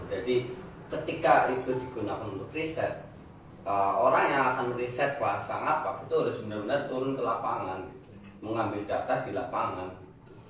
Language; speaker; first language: Indonesian; non-native, local second language; Javanese